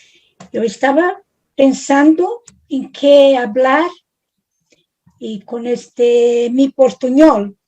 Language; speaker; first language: Spanish; non-native, fluent; Italian